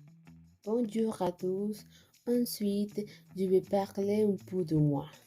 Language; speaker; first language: French; non-native, learner; Spanish